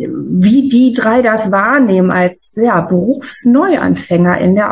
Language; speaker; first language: German; native; German